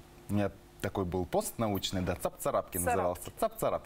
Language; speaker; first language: Russian; native; Russian